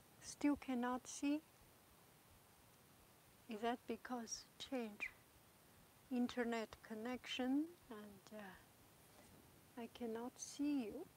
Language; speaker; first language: English; non-native, fluent; Chinese